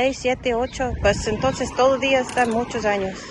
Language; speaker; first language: Spanish; non-native, learner; English